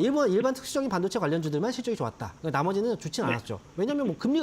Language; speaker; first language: Korean; native; Korean